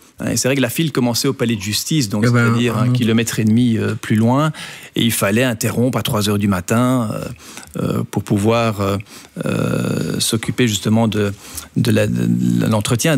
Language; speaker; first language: French; native; French